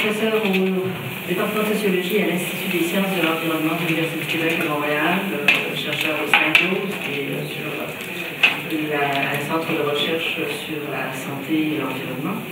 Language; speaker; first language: French; native; French